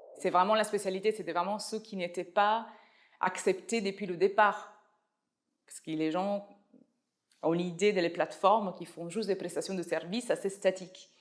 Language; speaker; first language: French; non-native, fluent; Italian